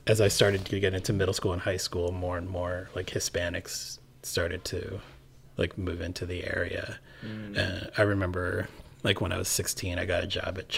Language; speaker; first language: English; early bilingual, other home language; Cantonese